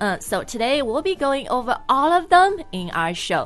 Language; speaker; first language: English; non-native, fluent; Chinese